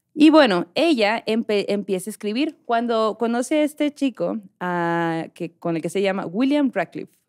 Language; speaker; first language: Spanish; native; Spanish